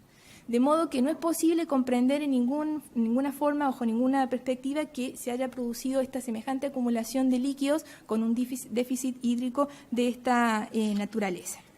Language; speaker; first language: Spanish; native; Spanish